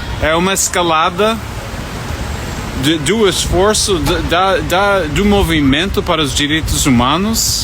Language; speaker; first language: Portuguese; non-native, fluent; English